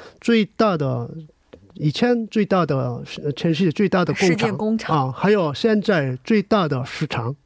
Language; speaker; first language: Chinese; non-native, learner; Korean